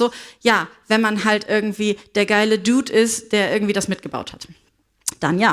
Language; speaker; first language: German; native; German